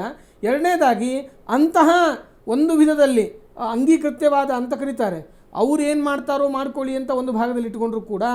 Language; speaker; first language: Kannada; native; Kannada